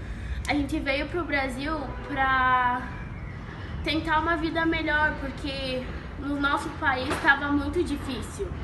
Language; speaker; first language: Portuguese; non-native, fluent; Haitian Creole